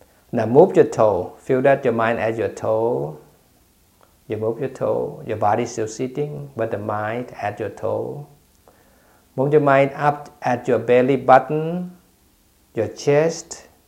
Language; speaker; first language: English; non-native, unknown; Thai